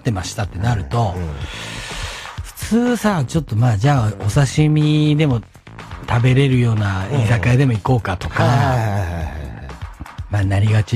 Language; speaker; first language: Japanese; native; Japanese